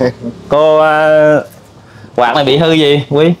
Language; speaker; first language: Vietnamese; native; Vietnamese